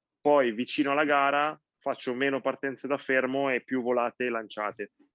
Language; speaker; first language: Italian; native; Italian